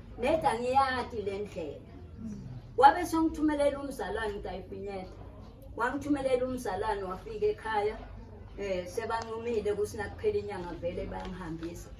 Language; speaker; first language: Zulu; non-native, local second language; Swati